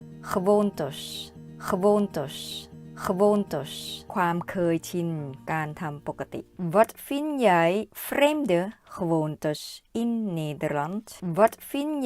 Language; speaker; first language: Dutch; non-native, learner; Thai